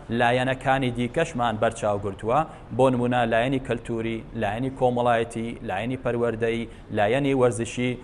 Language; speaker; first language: Central Kurdish; non-native, local second language; Assyrian Neo-Aramaic